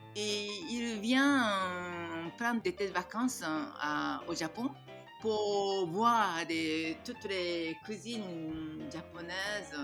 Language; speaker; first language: French; non-native, fluent; Japanese